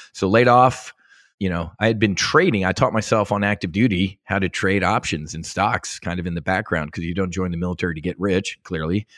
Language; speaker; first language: English; native; English